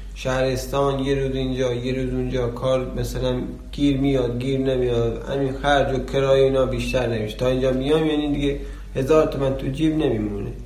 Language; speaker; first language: Persian; non-native, local second language; Baluchi